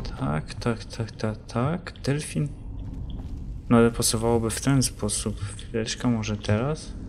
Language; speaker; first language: Polish; native; Polish